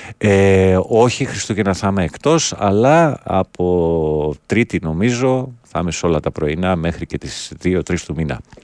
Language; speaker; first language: Greek; native; Greek